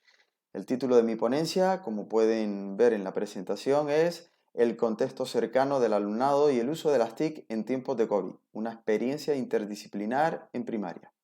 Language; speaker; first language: Spanish; native; Spanish